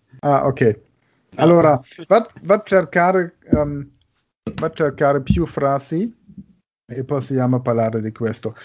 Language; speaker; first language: Italian; non-native, learner; German